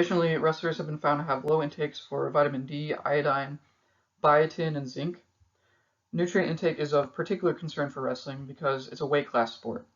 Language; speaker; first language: English; native; English